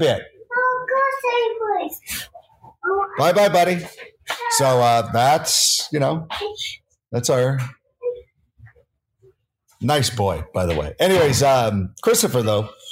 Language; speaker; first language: English; native; English